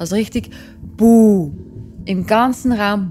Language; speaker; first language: German; native; German